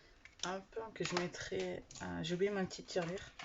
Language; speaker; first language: French; native; French